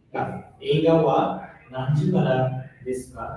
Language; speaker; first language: Japanese; non-native, learner; Bangla